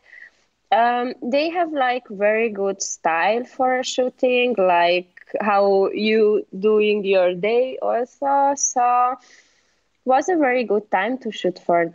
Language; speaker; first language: English; non-native, learner; Hungarian